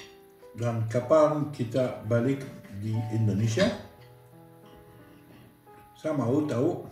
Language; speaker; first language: Indonesian; non-native, learner; French